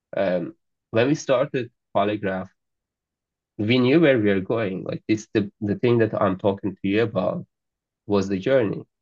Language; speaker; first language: English; non-native, fluent; Azerbaijani